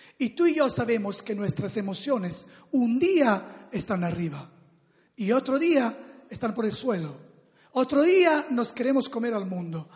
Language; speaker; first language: Spanish; non-native, fluent; Italian